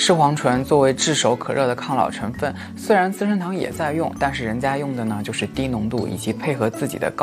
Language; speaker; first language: Chinese; native; Chinese